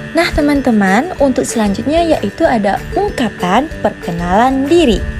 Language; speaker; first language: Indonesian; native; Indonesian